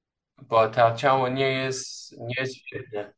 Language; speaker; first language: Polish; non-native, learner; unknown